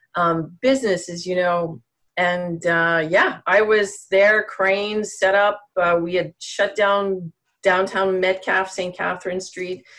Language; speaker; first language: English; native; English